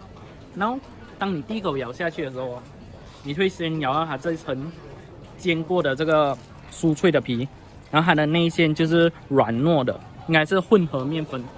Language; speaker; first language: Chinese; native; Chinese